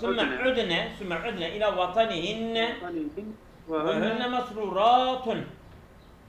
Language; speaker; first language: Arabic; non-native, fluent; Turkish